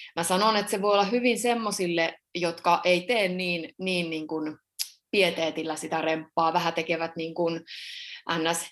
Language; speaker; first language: Finnish; native; Finnish